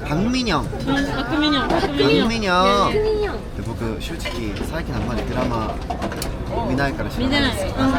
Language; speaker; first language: Japanese; non-native, learner; Korean